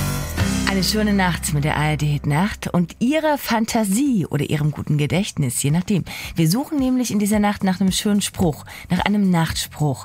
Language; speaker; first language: German; native; German